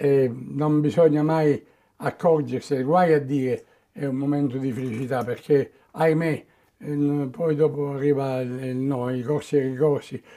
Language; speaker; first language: Italian; native; Italian